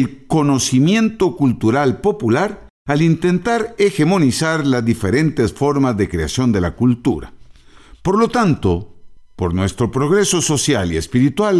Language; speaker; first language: Spanish; native; Spanish